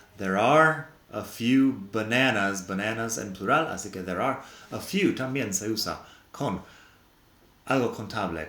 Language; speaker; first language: Spanish; non-native, fluent; English